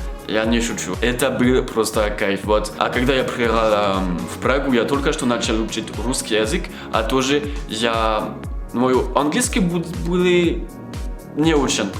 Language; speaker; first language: Russian; non-native, learner; French